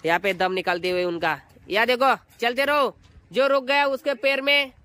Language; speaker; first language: Hindi; non-native, local second language; Marathi